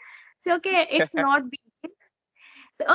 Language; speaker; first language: English; non-native, learner; Odia